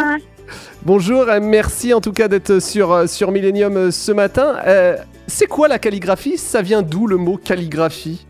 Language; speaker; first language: French; native; French